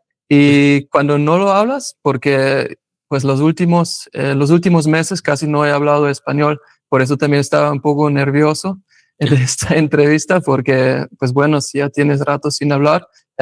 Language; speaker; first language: Spanish; non-native, fluent; German